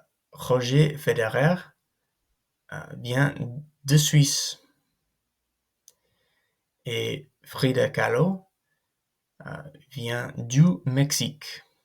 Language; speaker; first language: French; non-native, fluent; English